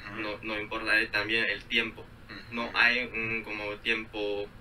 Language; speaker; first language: Spanish; non-native, fluent; Chinese